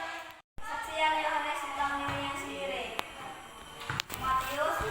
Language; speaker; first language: Indonesian; native; Indonesian